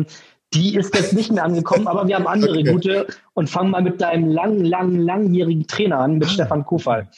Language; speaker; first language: German; native; German